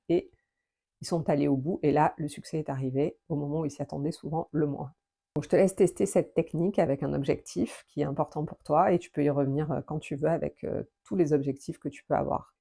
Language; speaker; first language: French; native; French